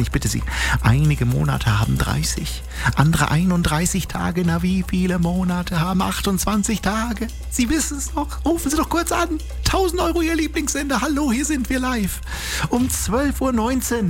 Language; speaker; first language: German; native; German